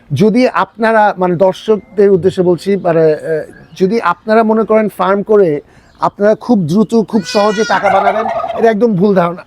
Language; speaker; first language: Bangla; early bilingual, heritage; Bangla